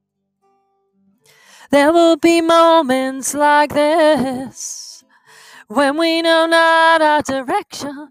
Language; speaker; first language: English; native; English